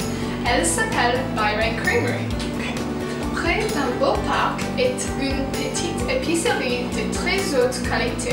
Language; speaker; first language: French; non-native, learner; English